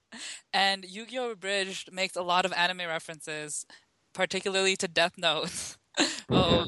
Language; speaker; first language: English; native; English